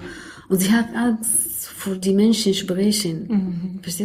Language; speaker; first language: German; non-native, learner; Arabic